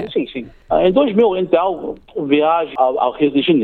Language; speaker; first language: Portuguese; non-native, learner; English